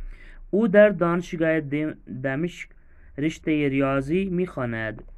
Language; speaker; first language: Persian; non-native, fluent; Urdu